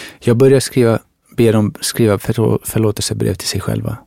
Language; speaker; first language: Swedish; early bilingual, other home language; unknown